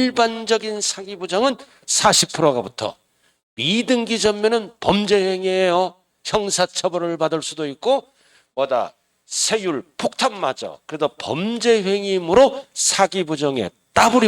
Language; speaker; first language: Korean; native; Korean